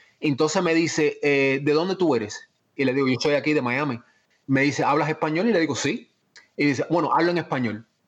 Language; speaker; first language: Spanish; early bilingual, heritage; Spanish